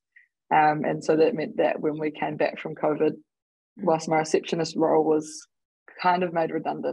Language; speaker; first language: English; native; English